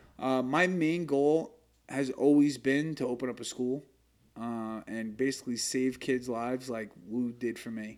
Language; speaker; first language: English; native; English